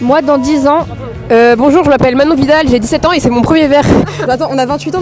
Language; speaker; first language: French; native; French